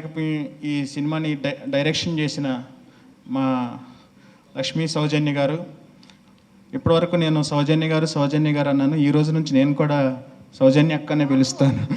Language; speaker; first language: Telugu; native; Telugu